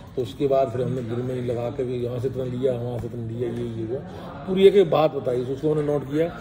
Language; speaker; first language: Hindi; native; Hindi